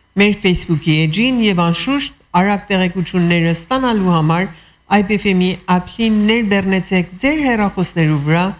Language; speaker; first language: Armenian; early bilingual, heritage; Armenian